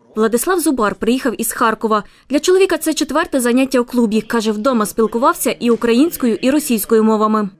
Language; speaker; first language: Ukrainian; native; Ukrainian